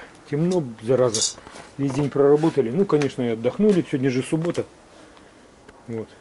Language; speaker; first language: Russian; native; Russian